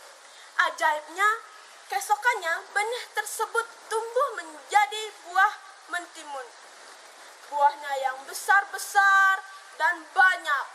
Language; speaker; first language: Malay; non-native, local second language; Balinese